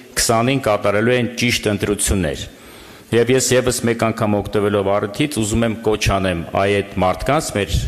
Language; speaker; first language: Armenian; native; Armenian